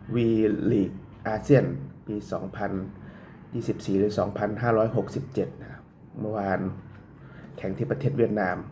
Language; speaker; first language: Thai; native; Thai